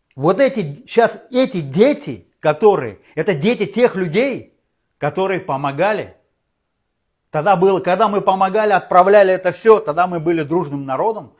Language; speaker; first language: Russian; non-native, local second language; Uzbek